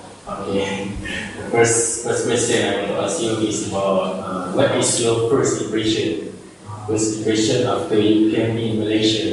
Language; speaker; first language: English; non-native, learner; Malay